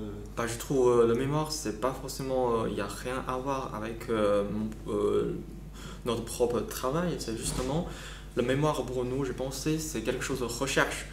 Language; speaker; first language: French; non-native, fluent; Chinese